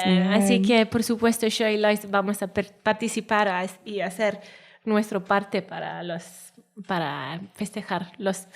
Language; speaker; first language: Spanish; non-native, learner; Welsh